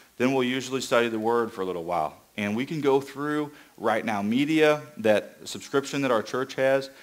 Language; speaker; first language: English; native; English